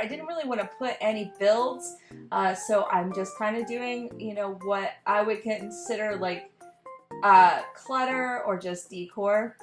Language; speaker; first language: English; native; English